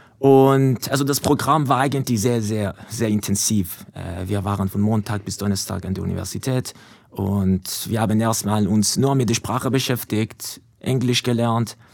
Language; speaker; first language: German; non-native, fluent; Persian